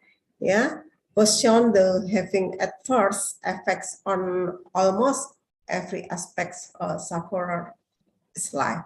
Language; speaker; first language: English; non-native, learner; Indonesian